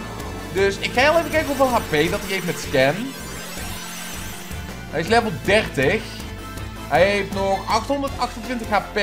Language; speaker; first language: Dutch; native; Dutch